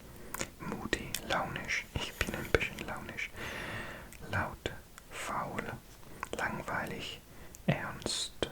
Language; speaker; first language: German; non-native, learner; English